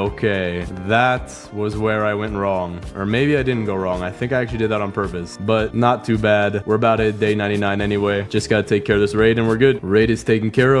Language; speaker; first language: English; native; English